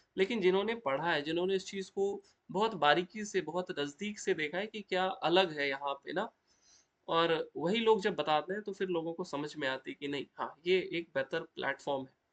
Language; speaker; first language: Hindi; native; Hindi